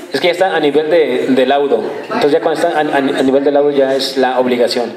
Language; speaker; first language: Spanish; native; Spanish